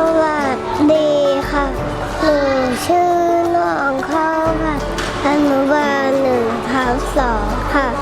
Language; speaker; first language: Thai; native; Thai